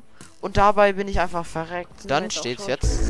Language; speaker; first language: German; native; German